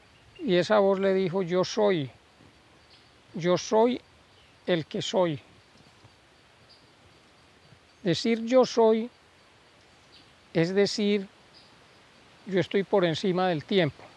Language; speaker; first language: Spanish; native; Spanish